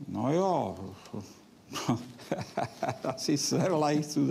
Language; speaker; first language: German; non-native, fluent; Czech